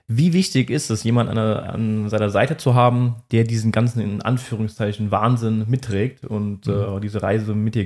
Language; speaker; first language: German; native; German